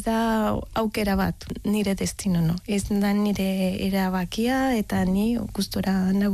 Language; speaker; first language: Basque; non-native, fluent; Spanish